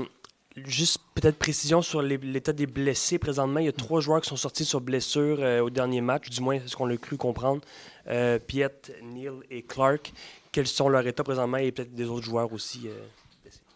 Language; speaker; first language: French; native; French